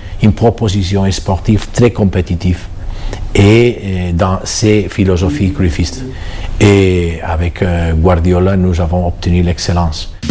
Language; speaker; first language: French; non-native, fluent; Catalan